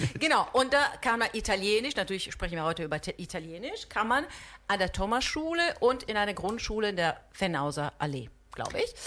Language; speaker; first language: German; non-native, fluent; Italian